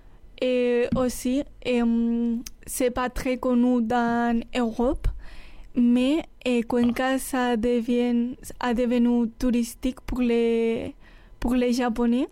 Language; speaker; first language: French; non-native, learner; Spanish